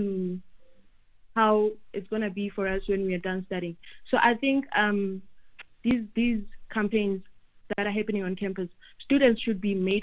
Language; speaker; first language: English; non-native, local second language; Tswana